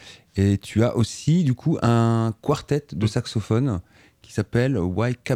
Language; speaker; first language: French; native; French